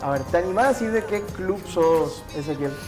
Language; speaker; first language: Spanish; native; Spanish